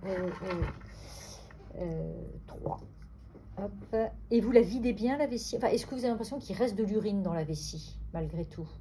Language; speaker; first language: French; native; French